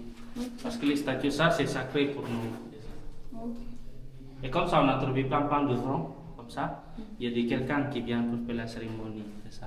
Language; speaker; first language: French; non-native, learner; Balinese